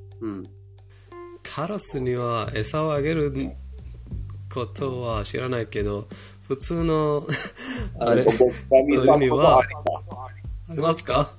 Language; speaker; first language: Japanese; non-native, fluent; Persian